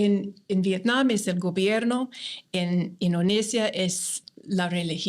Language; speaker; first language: Spanish; non-native, fluent; English